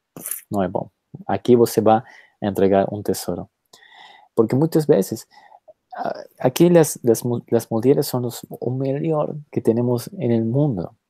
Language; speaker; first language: Portuguese; non-native, fluent; Spanish